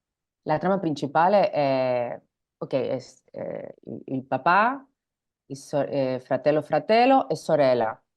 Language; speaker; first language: Italian; non-native, learner; Spanish